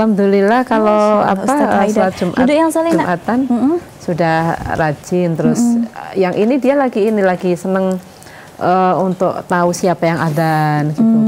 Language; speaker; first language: Indonesian; native; Indonesian